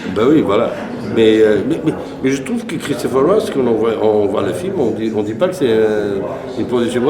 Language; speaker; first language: French; non-native, fluent; Portuguese